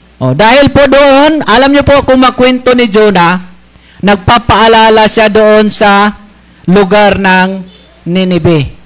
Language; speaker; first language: Filipino; non-native, local second language; Bikol